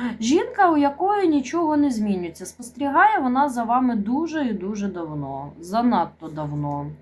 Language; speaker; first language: Ukrainian; non-native, local second language; Russian